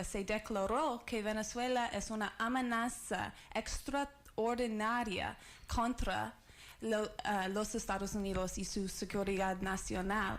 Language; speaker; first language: Spanish; non-native, learner; English